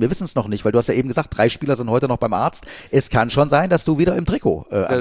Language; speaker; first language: German; native; German